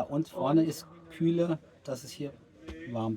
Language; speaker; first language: German; native; German